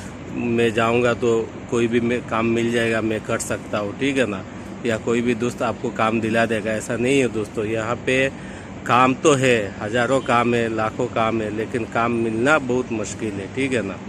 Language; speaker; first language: Hindi; non-native, local second language; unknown